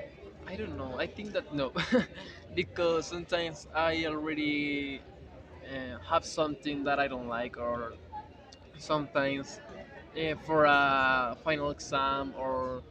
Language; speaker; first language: English; non-native, learner; Spanish